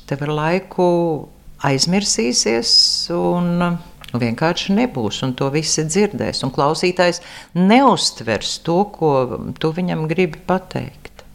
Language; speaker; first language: Latvian; native; Latvian